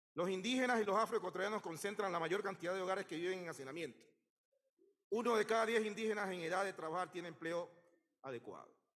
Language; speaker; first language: Spanish; native; Spanish